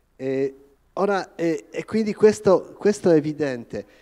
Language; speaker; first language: Italian; non-native, fluent; Polish